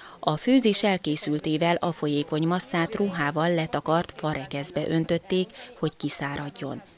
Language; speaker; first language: Hungarian; native; Hungarian